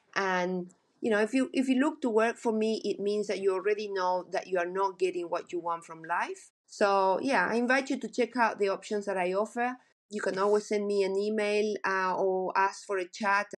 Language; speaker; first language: English; non-native, fluent; Spanish